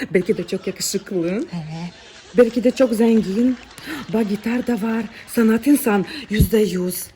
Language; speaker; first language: Turkish; non-native, learner; Russian